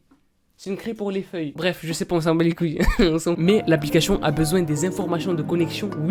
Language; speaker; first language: French; native; French